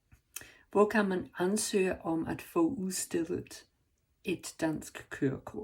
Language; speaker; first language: Danish; non-native, learner; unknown